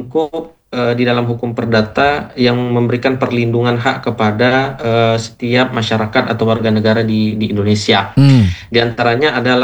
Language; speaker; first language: Indonesian; native; Indonesian